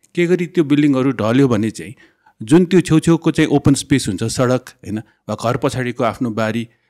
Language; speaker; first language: Nepali; non-native, local second language; Newari